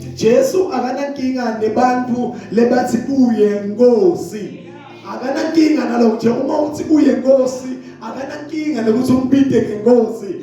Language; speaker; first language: Zulu; non-native, local second language; Swati